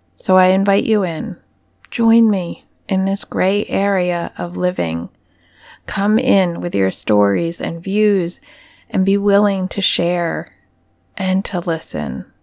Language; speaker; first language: English; native; English